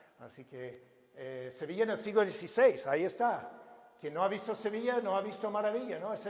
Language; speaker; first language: Spanish; non-native, fluent; English